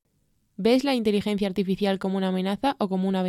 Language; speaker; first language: Spanish; native; Spanish